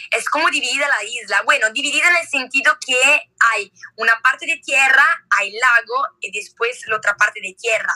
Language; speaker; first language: Spanish; non-native, learner; Italian